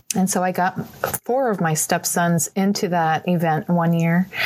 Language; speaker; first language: English; native; English